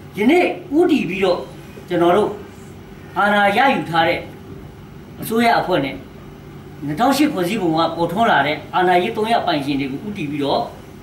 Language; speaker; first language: Burmese; non-native, local second language; S'gaw Karen